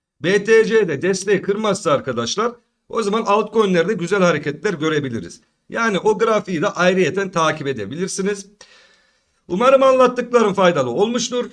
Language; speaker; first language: Turkish; native; Turkish